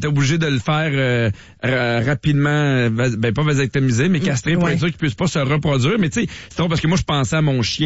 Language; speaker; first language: French; native; French